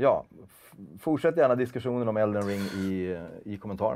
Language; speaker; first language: Swedish; native; Swedish